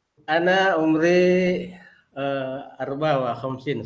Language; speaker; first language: Arabic; non-native, learner; Indonesian